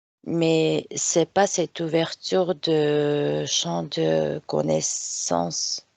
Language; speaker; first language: French; non-native, fluent; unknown